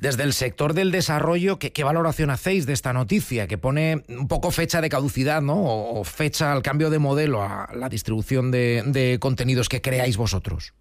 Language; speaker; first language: Spanish; native; Spanish